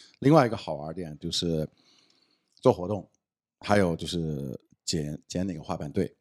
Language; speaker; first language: Chinese; non-native, fluent; English